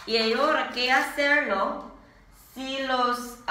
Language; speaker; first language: Spanish; non-native, learner; English